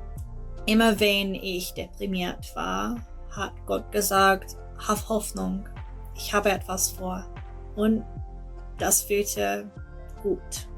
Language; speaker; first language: German; non-native, learner; English